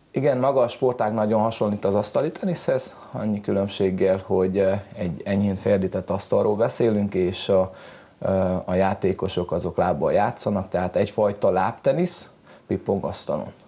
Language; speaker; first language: Hungarian; native; Hungarian